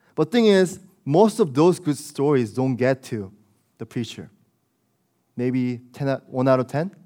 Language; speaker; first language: English; early bilingual, other home language; Korean